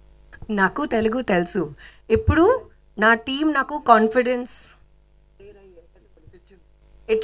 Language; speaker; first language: Telugu; non-native, fluent; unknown